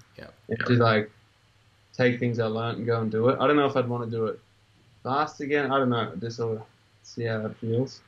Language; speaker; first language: English; native; English